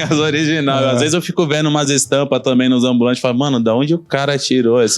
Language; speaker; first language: Portuguese; native; Portuguese